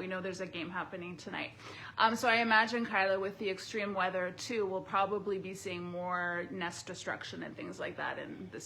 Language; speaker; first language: English; native; English